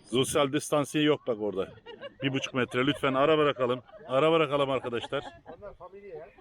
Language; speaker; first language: Turkish; early bilingual, heritage; Turkish